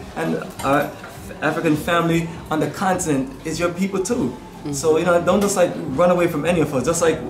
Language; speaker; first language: English; native; English